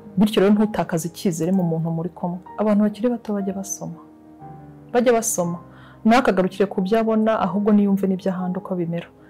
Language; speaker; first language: Kinyarwanda; early bilingual, heritage; Kinyarwanda